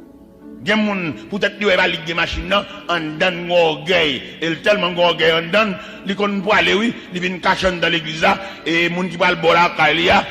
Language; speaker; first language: French; non-native, local second language; Haitian Creole